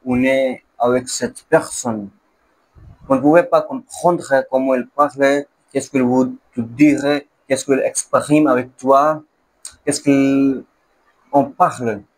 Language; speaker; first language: French; non-native, learner; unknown